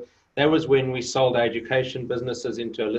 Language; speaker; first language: English; native; English